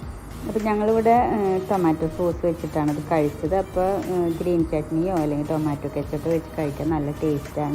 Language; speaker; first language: Malayalam; native; Malayalam